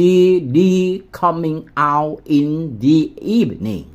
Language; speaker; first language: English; non-native, learner; Vietnamese